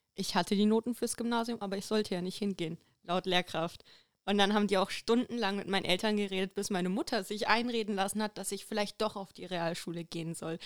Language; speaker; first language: German; native; German